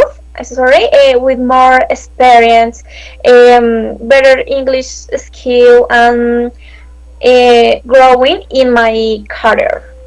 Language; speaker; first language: English; non-native, learner; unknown